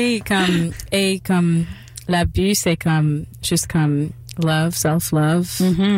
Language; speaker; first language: French; non-native, local second language; English